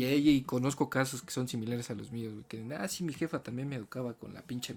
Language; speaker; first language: Spanish; native; Spanish